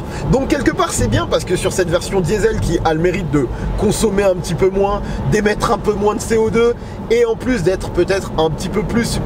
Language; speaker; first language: French; native; French